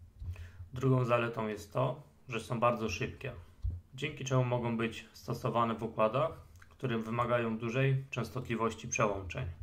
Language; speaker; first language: Polish; native; Polish